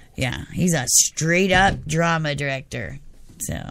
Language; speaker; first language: English; native; English